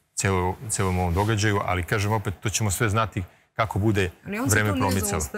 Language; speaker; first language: Serbian; native; Serbian